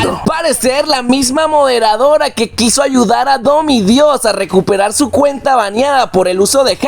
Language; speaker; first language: Spanish; native; Spanish